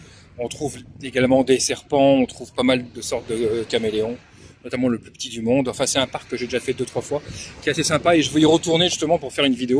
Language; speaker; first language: French; native; French